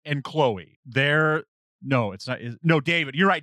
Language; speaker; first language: English; native; English